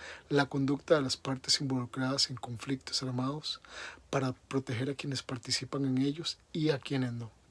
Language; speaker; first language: Spanish; native; Spanish